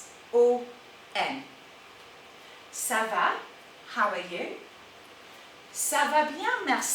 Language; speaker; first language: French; non-native, fluent; English